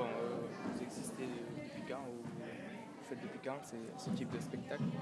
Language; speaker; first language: French; non-native, fluent; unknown